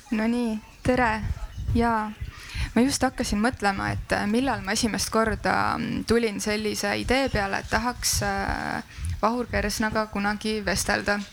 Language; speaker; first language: Estonian; native; Estonian